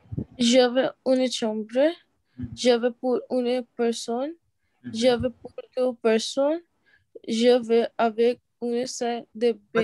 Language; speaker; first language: French; non-native, learner; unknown